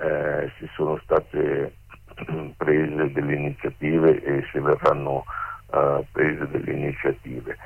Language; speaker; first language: Italian; native; Italian